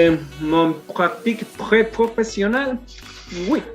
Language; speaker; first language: French; non-native, learner; Spanish